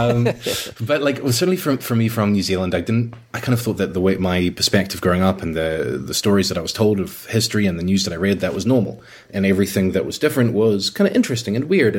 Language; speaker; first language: English; native; English